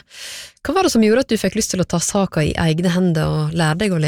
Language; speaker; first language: Norwegian; native; Norwegian